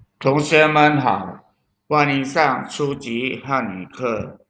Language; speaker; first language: Chinese; non-native, fluent; Thai